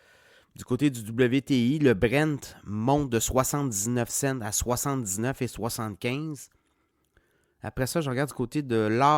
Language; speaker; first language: French; native; French